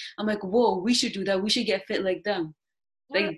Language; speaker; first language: English; non-native, local second language; Punjabi